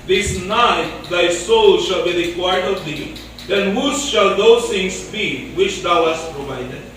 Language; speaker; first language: English; non-native, local second language; Filipino